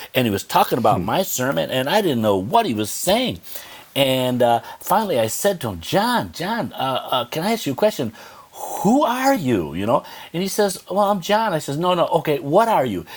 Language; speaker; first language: English; native; English